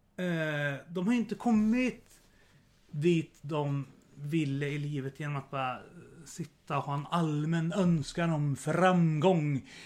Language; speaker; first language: Swedish; native; Swedish